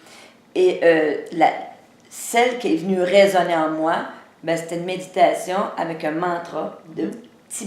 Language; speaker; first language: French; native; French